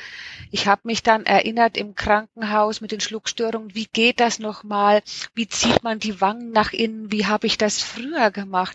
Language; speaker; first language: German; native; German